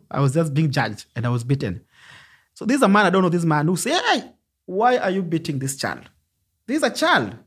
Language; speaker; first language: English; non-native, local second language; Luo (Kenya and Tanzania)